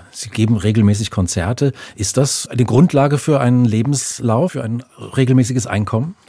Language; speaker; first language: German; native; German